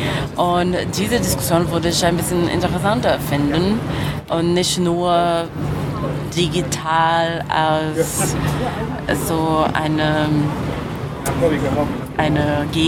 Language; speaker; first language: German; non-native, fluent; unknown